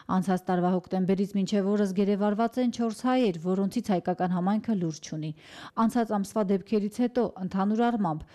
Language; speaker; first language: Armenian; native; Armenian